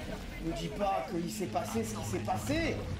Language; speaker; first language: French; native; French